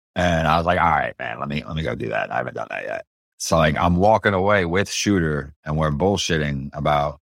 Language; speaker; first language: English; early bilingual, other home language; Spanish